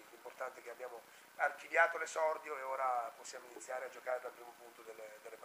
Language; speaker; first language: Italian; native; Italian